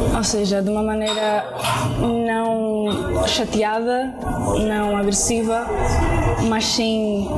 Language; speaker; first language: Portuguese; early bilingual, other home language; Spanish